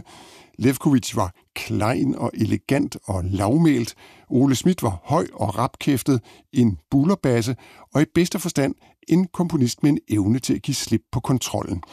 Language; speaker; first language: Danish; native; Danish